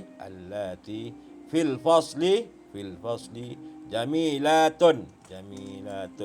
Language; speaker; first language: Arabic; non-native, fluent; Malay